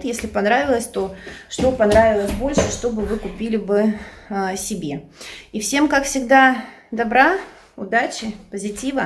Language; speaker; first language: Russian; native; Russian